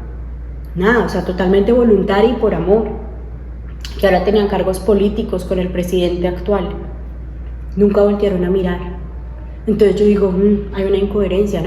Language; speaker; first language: Spanish; native; Spanish